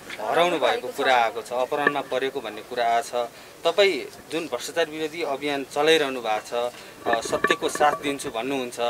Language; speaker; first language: Nepali; native; Nepali